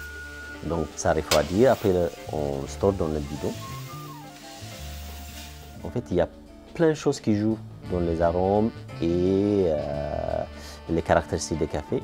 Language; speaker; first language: French; non-native, fluent; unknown